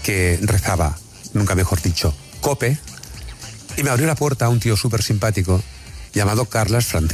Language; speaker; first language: Spanish; native; Spanish